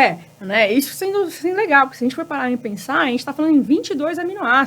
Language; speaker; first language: Portuguese; native; Portuguese